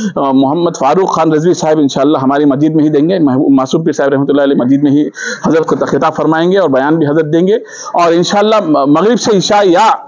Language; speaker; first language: Urdu; native; Urdu